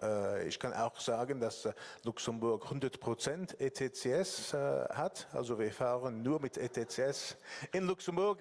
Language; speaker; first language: German; non-native, learner; English